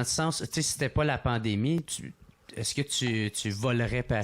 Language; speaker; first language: French; native; French